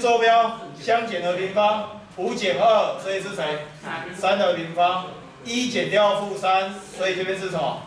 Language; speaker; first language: Chinese; native; Chinese